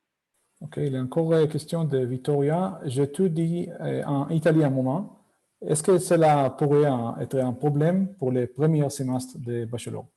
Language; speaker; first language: French; non-native, fluent; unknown